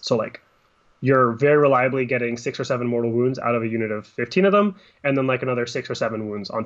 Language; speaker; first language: English; native; English